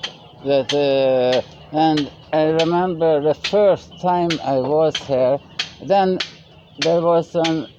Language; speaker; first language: English; non-native, learner; Norwegian